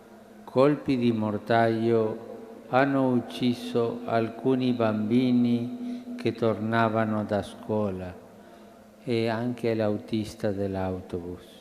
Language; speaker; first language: Italian; non-native, fluent; Spanish